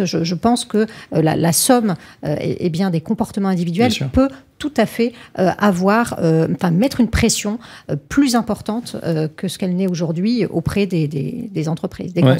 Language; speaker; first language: French; native; French